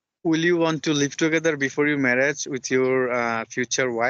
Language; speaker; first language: English; non-native, fluent; Bangla